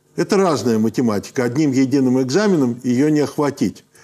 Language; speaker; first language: Russian; native; Russian